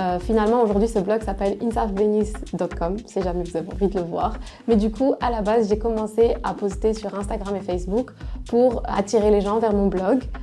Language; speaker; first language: French; non-native, local second language; Arabic